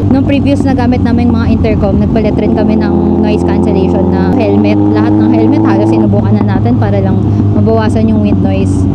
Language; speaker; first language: Filipino; native; Filipino